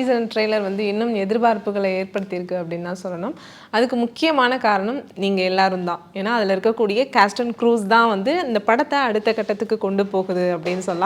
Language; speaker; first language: Tamil; native; Tamil